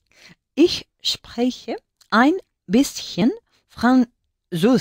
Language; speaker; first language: German; non-native, learner; Spanish